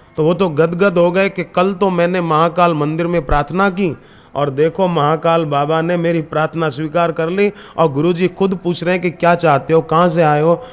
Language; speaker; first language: Hindi; native; Hindi